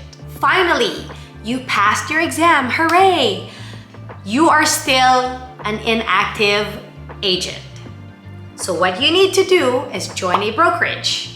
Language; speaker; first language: English; non-native, local second language; Filipino